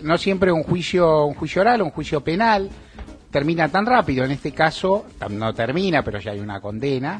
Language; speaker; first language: Spanish; native; Spanish